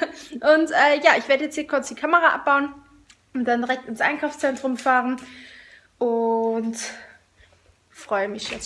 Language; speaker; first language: German; native; German